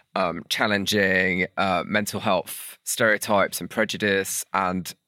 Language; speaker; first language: English; native; English